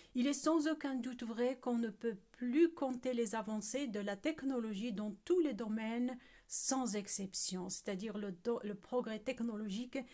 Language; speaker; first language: French; non-native, local second language; Arabic